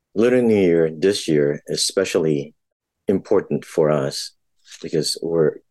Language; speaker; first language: English; non-native, local second language; Filipino